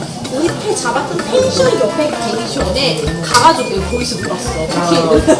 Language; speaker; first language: Korean; non-native, fluent; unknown